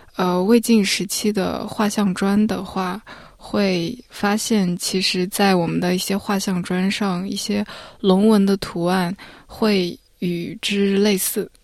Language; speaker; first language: Chinese; native; Chinese